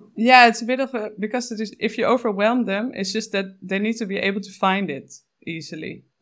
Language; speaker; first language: English; non-native, fluent; Dutch